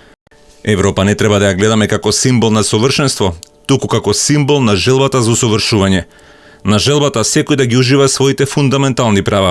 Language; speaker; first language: Macedonian; native; Macedonian